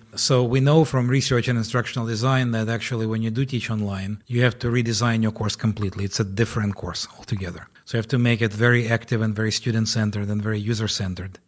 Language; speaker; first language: English; non-native, fluent; Ukrainian